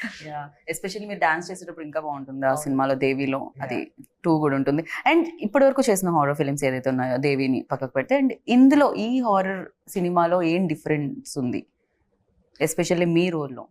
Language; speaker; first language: Telugu; native; Telugu